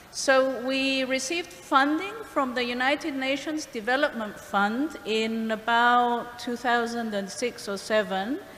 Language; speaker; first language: English; non-native, fluent; Greek